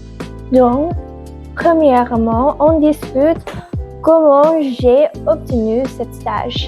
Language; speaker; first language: French; non-native, learner; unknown